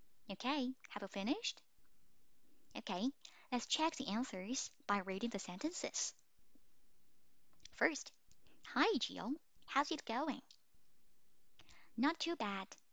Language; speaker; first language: English; non-native, fluent; Chinese